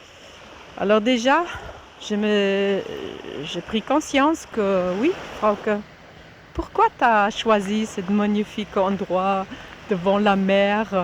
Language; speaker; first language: French; non-native, fluent; German